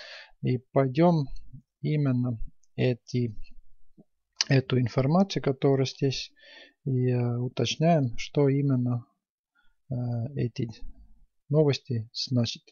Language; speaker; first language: Russian; non-native, fluent; Estonian